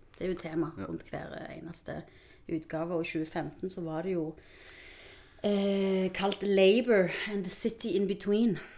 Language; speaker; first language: Norwegian; early bilingual, other home language; Spanish